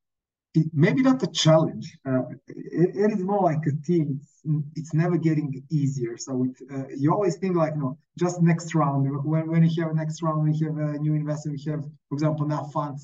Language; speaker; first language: English; non-native, fluent; Serbian